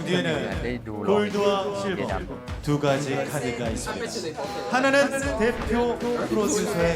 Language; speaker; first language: Korean; native; Korean